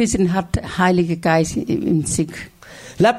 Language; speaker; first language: German; non-native, learner; Thai